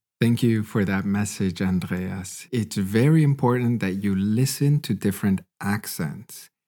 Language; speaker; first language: English; native; English